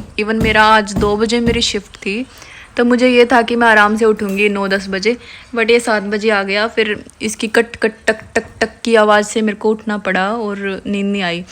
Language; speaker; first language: Hindi; native; Hindi